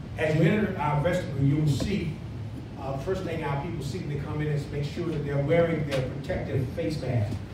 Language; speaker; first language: English; native; English